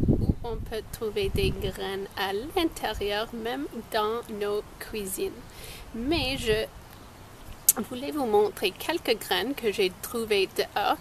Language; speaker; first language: French; non-native, local second language; English